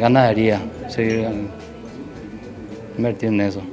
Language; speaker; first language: Spanish; non-native, local second language; Guarani